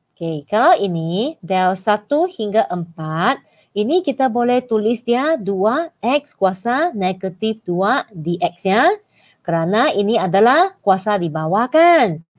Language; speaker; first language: Malay; non-native, local second language; Chinese